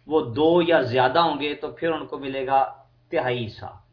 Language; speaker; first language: Urdu; non-native, local second language; Punjabi